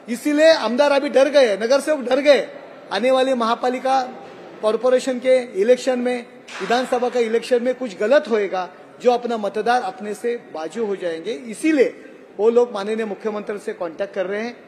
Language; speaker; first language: Hindi; non-native, local second language; Marathi